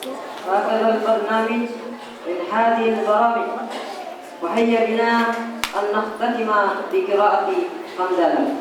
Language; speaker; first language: Arabic; non-native, learner; Indonesian